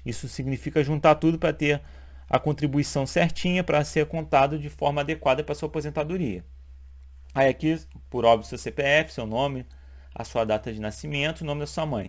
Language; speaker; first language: Portuguese; native; Portuguese